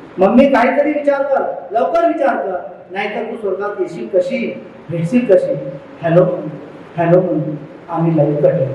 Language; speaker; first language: Marathi; non-native, local second language; Urdu